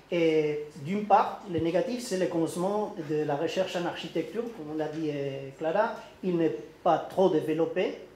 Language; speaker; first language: French; non-native, learner; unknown